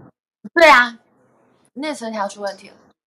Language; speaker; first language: Chinese; native; Chinese